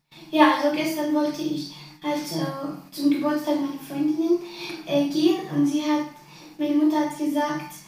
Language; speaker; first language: German; early bilingual, other home language; Arabic